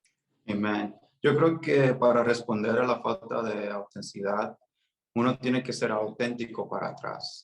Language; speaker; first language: Spanish; early bilingual, heritage; Spanish